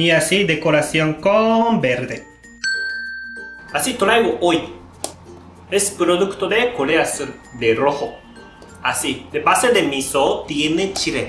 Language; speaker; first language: Spanish; non-native, learner; Japanese